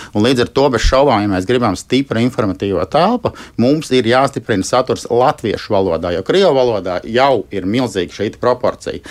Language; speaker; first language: Latvian; native; Latvian